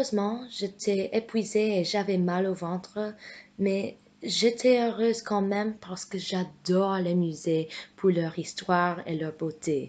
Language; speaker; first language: French; non-native, fluent; English